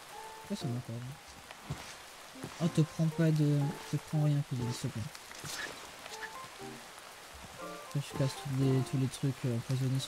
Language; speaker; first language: French; native; French